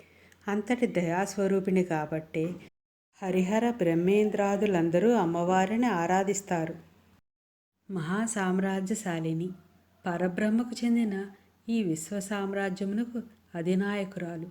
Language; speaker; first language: Telugu; native; Telugu